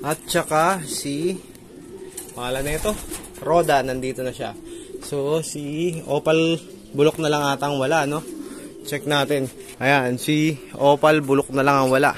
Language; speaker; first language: Filipino; native; Filipino